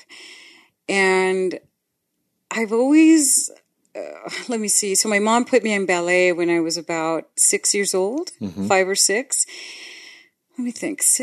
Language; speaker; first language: English; non-native, fluent; Spanish